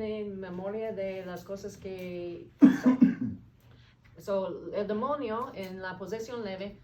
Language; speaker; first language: Spanish; non-native, learner; English